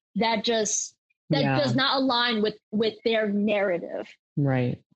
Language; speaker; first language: English; native; English